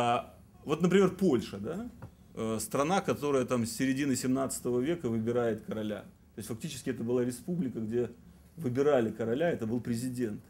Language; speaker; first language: Russian; native; Russian